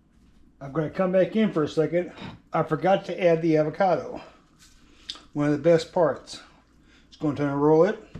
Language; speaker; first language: English; native; English